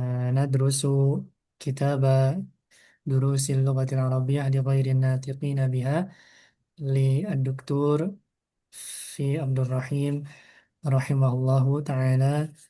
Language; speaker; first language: Arabic; non-native, fluent; Indonesian